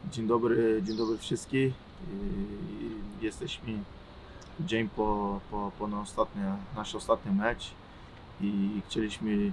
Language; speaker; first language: Polish; non-native, learner; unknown